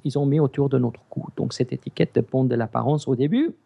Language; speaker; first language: French; non-native, fluent; Greek